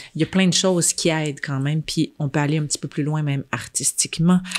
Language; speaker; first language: French; native; French